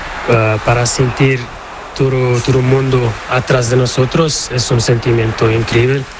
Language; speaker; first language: Spanish; non-native, learner; Portuguese